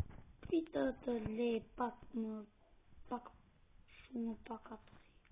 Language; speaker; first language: Albanian; early bilingual, heritage; Albanian